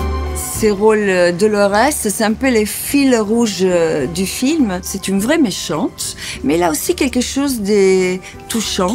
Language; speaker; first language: French; non-native, fluent; Italian